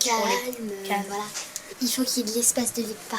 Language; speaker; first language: French; native; French